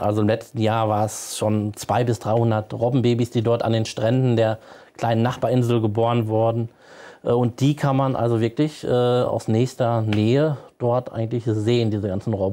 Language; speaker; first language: German; native; German